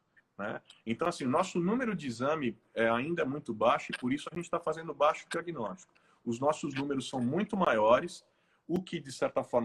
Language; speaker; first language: Portuguese; native; Portuguese